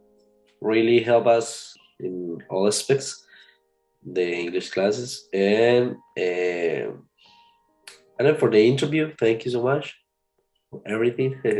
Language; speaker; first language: English; non-native, learner; Spanish